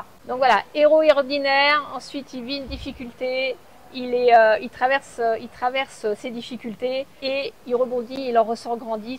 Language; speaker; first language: French; native; French